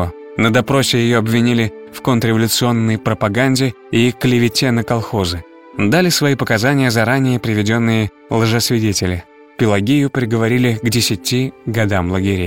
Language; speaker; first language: Russian; native; Russian